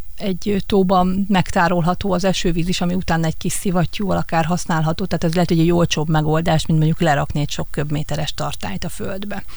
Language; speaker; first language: Hungarian; native; Hungarian